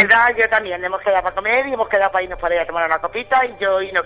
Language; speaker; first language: Spanish; native; Spanish